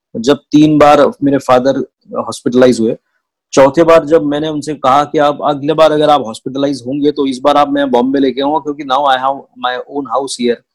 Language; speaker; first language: Hindi; non-native, local second language; Marathi